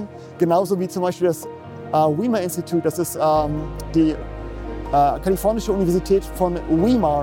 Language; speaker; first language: German; native; German